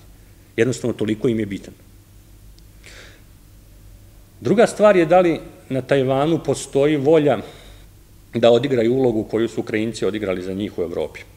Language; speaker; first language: Serbian; native; Serbian